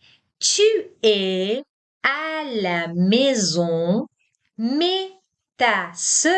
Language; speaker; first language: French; non-native, fluent; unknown